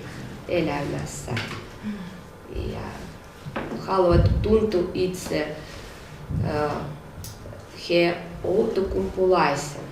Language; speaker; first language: Finnish; non-native, learner; Russian